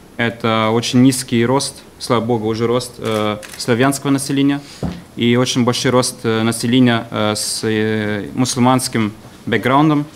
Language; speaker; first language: Russian; non-native, fluent; German